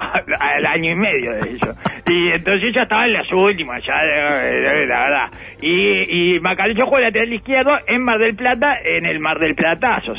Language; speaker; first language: Spanish; native; Spanish